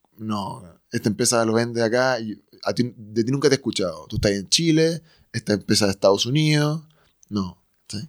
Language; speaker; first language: Spanish; native; Spanish